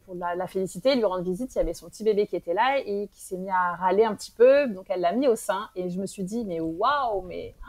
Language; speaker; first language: French; native; French